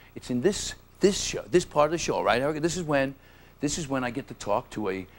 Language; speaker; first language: English; native; English